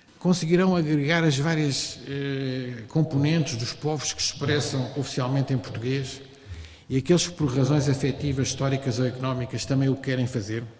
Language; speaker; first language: Portuguese; native; Portuguese